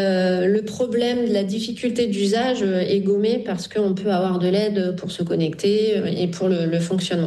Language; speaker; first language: French; native; French